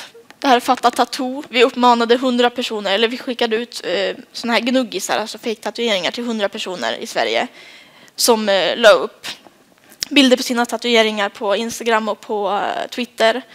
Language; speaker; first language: Swedish; native; Swedish